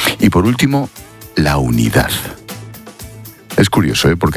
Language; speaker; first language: Spanish; native; Spanish